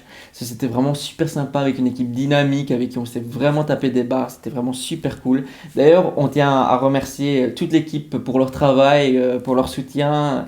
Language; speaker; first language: French; native; French